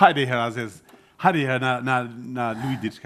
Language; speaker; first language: Albanian; native; Albanian